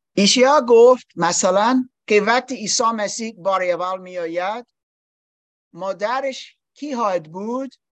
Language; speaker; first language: Persian; non-native, learner; English